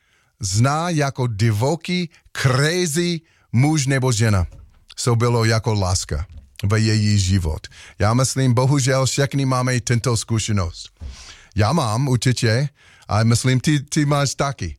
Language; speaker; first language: Czech; non-native, learner; English